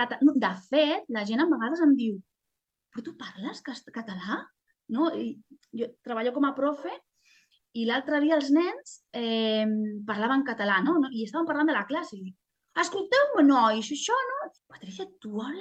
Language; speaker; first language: Catalan; non-native, local second language; Spanish